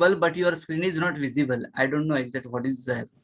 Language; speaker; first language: English; non-native, local second language; Marathi